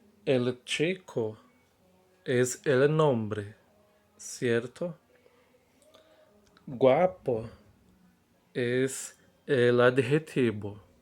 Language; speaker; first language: Spanish; non-native, fluent; Portuguese